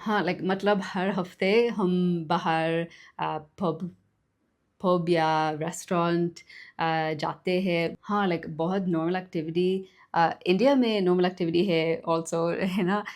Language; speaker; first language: Hindi; non-native, learner; English